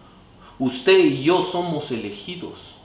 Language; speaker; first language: Spanish; native; Spanish